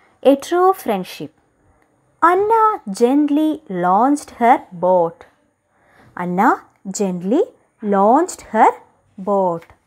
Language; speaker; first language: English; non-native, local second language; Malayalam